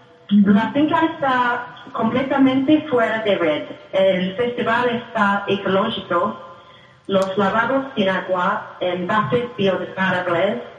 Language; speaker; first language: Spanish; non-native, fluent; English